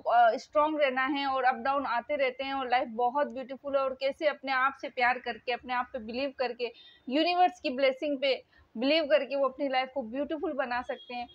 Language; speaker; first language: Hindi; native; Hindi